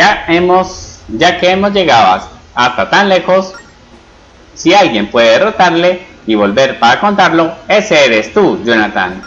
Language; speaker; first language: Spanish; native; Spanish